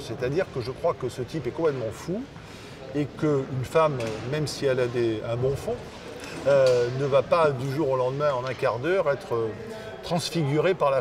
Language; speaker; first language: French; native; French